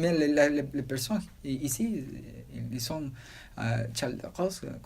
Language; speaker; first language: French; non-native, learner; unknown